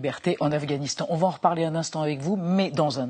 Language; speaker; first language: French; native; French